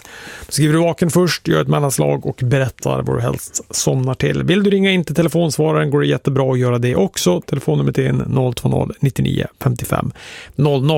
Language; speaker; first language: Swedish; native; Swedish